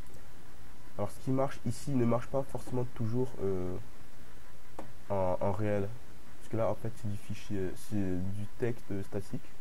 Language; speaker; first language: French; native; French